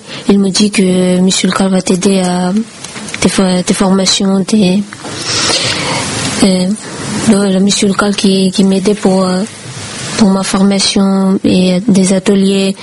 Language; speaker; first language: French; non-native, learner; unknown